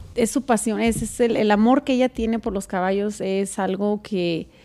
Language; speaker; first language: Spanish; native; Spanish